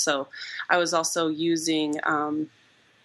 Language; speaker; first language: English; native; English